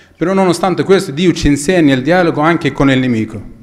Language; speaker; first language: Italian; non-native, fluent; Arabic